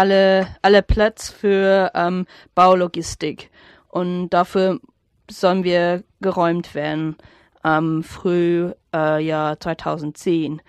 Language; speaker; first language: German; non-native, fluent; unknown